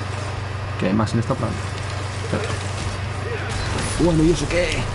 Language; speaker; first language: Spanish; native; Spanish